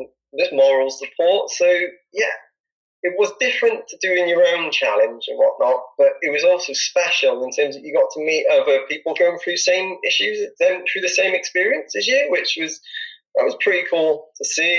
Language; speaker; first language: English; native; English